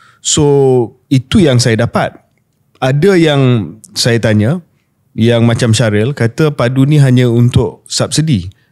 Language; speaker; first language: Malay; native; Malay